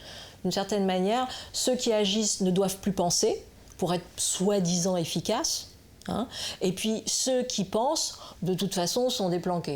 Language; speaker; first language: French; native; French